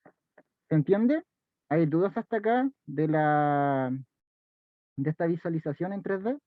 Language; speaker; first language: Spanish; native; Spanish